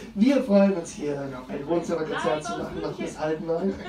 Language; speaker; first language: German; native; German